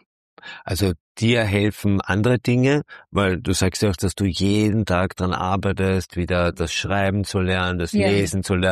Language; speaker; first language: German; native; German